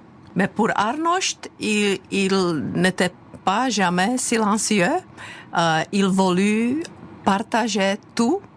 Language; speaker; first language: French; non-native, fluent; Czech